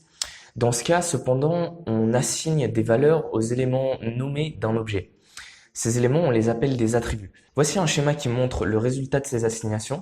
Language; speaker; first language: French; native; French